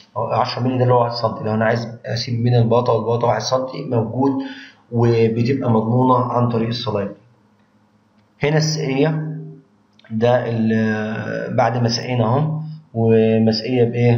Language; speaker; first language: Arabic; native; Arabic